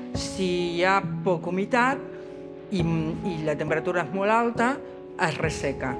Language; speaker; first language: Catalan; non-native, local second language; Spanish